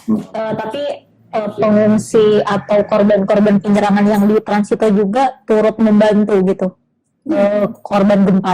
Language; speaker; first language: Indonesian; native; Indonesian